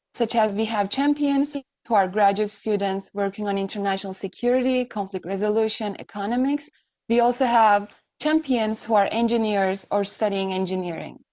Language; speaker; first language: English; non-native, fluent; Turkish